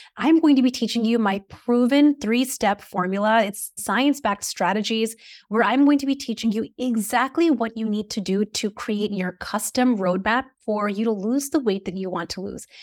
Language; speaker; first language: English; early bilingual, other home language; Hindi